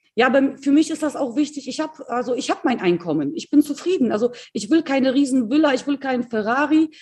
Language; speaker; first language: German; early bilingual, other home language; Polish